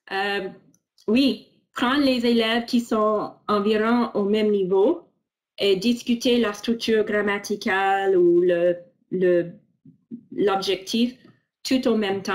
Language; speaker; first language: French; non-native, fluent; English